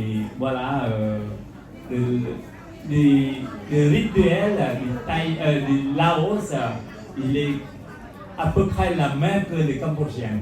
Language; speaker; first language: French; non-native, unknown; Khmer